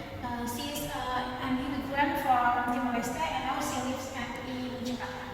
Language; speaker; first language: English; non-native, learner; Indonesian